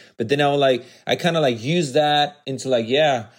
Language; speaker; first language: English; early bilingual, other home language; Spanish